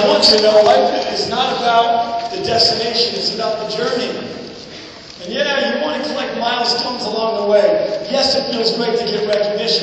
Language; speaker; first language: English; native; English